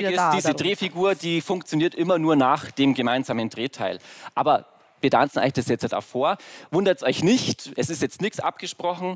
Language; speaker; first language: German; native; German